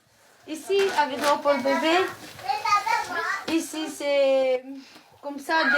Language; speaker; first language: French; non-native, learner; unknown